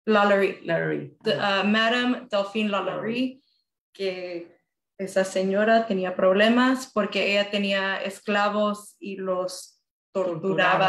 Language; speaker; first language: Spanish; early bilingual, heritage; Spanish